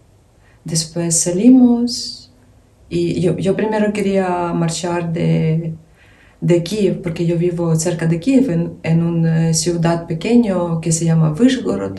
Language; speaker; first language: Spanish; non-native, learner; Ukrainian